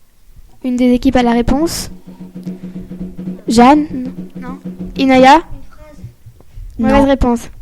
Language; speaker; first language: French; native; French